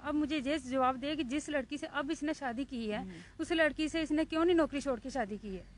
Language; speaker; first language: Hindi; native; Hindi